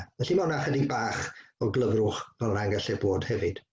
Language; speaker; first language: Welsh; native; Welsh